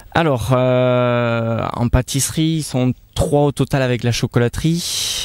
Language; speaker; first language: French; native; French